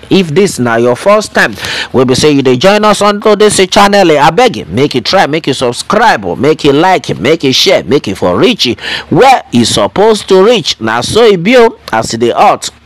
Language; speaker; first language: Nigerian Pidgin; non-native, local second language; Yoruba